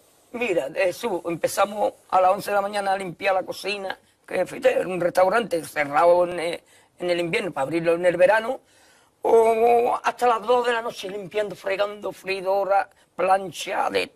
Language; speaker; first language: Spanish; native; Spanish